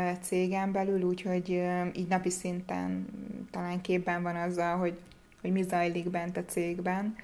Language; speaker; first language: Hungarian; native; Hungarian